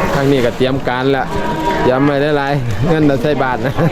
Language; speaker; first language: Thai; native; Thai